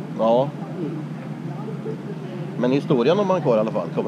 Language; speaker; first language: Swedish; native; Swedish